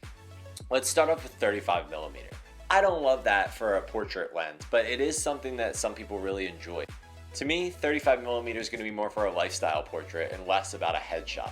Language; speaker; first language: English; native; English